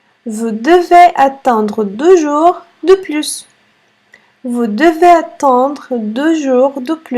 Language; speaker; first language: French; non-native, fluent; Arabic